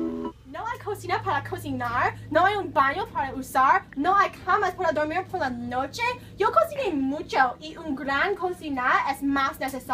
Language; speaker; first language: Spanish; non-native, learner; English